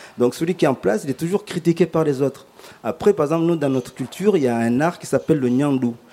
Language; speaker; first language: French; early bilingual, other home language; Ngazidja Comorian